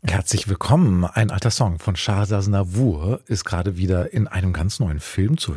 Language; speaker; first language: German; native; German